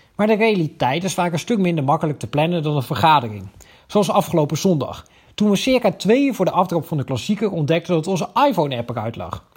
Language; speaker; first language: Dutch; native; Dutch